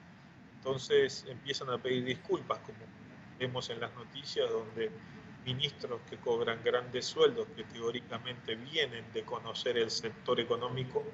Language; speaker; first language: Spanish; native; Spanish